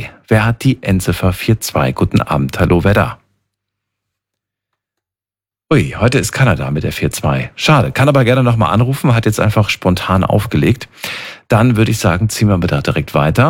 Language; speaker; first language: German; native; German